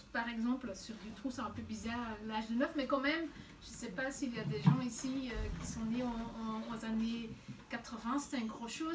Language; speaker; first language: French; non-native, local second language; Dutch